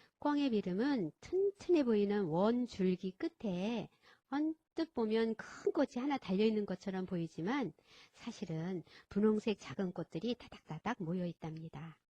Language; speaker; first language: Korean; native; Korean